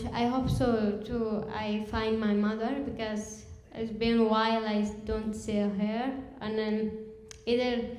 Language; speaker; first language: English; non-native, learner; Kurdish